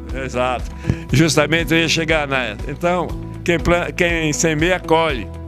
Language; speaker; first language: Portuguese; early bilingual, other home language; Italian